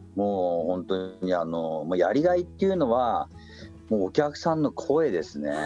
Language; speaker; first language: Japanese; native; Japanese